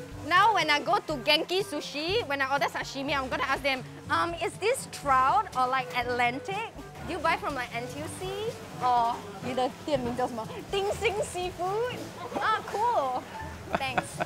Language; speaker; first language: English; native; English